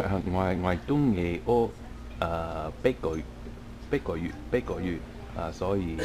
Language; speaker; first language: Chinese; non-native, fluent; English